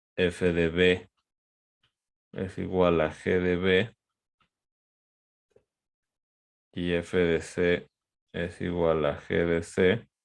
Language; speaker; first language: Spanish; native; Spanish